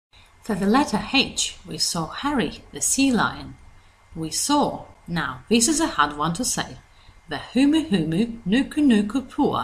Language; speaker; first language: English; native; English